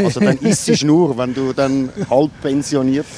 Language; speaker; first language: German; native; German